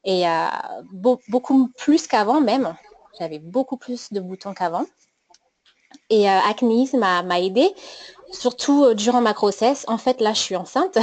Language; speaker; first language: French; native; French